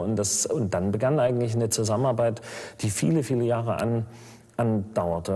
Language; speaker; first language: German; native; German